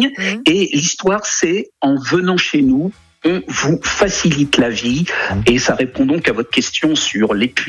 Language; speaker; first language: French; native; French